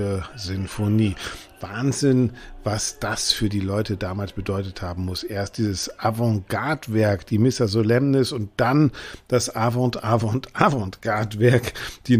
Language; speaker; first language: German; native; German